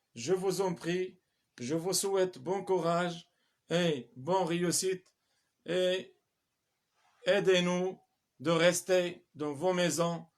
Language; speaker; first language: French; non-native, local second language; Arabic